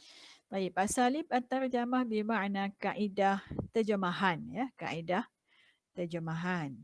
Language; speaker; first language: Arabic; non-native, fluent; Malay